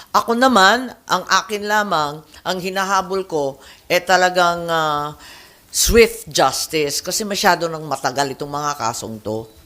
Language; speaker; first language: Filipino; native; Filipino